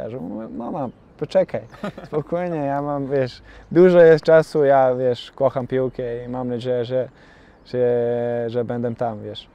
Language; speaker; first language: Polish; non-native, learner; Bosnian